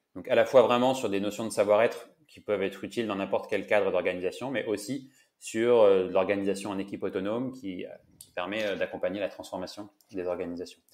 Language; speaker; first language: French; native; French